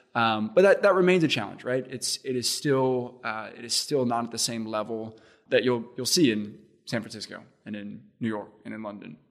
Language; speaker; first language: English; native; English